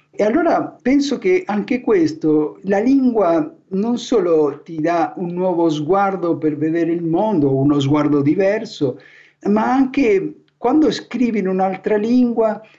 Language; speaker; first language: Italian; non-native, fluent; Spanish